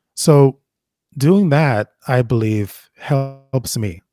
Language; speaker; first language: English; native; English